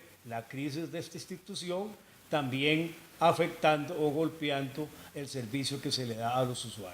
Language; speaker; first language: Spanish; native; Spanish